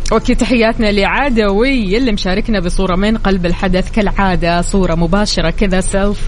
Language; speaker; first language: Arabic; native; Arabic